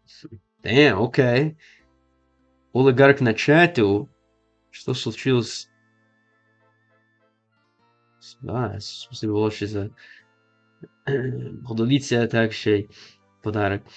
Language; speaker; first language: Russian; non-native, learner; English